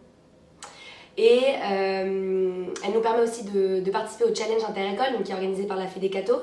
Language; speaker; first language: French; native; French